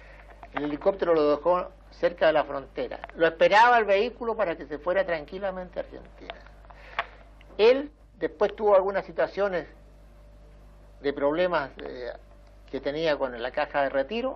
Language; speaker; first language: Spanish; native; Spanish